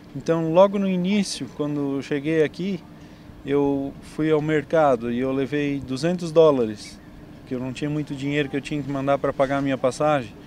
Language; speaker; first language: Portuguese; native; Portuguese